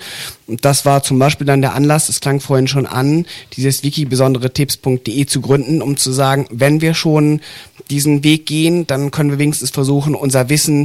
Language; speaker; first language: German; native; German